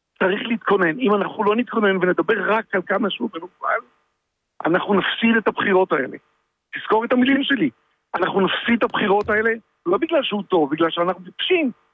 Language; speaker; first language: Hebrew; native; Hebrew